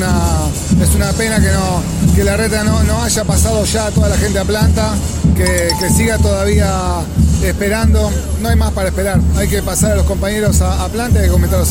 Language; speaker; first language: Spanish; native; Spanish